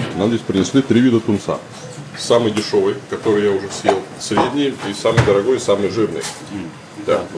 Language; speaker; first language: Russian; native; Russian